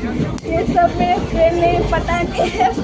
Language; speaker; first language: Hindi; non-native, local second language; Bangla